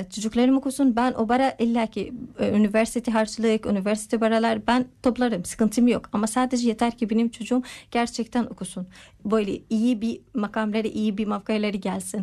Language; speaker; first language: Turkish; non-native, learner; Arabic